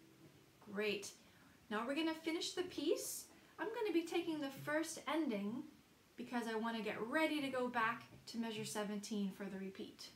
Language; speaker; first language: English; native; English